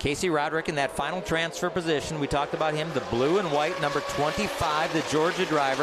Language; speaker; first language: English; native; English